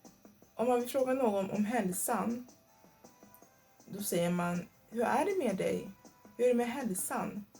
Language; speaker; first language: Swedish; non-native, fluent; Igbo